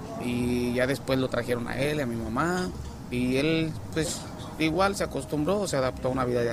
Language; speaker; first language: Spanish; native; Spanish